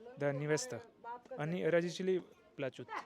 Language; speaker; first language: Russian; non-native, learner; Hindi